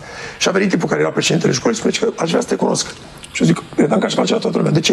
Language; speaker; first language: Romanian; native; Romanian